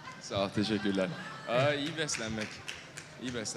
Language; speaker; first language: Turkish; early bilingual, heritage; Turkish